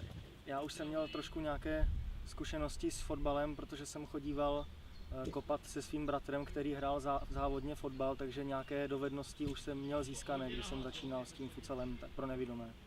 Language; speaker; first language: Czech; native; Czech